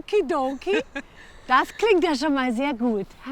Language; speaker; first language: German; native; German